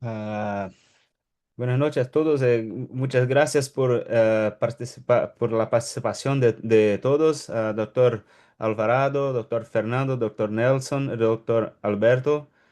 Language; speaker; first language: Spanish; non-native, learner; Portuguese